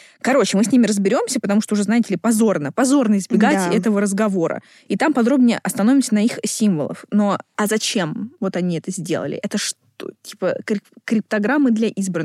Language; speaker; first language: Russian; native; Russian